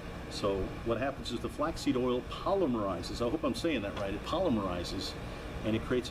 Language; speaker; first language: English; native; English